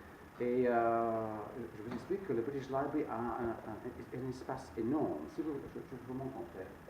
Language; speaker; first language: French; non-native, fluent; English